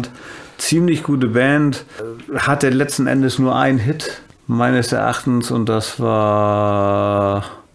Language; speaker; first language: German; native; German